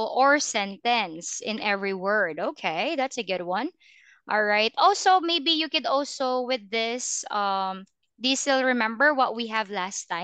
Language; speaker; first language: English; non-native, fluent; Filipino